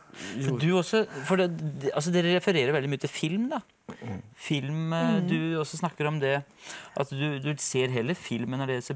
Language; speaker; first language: Norwegian; native; Norwegian